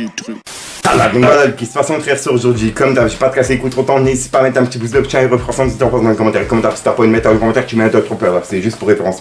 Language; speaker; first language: French; native; French